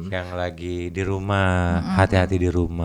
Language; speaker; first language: Indonesian; native; Indonesian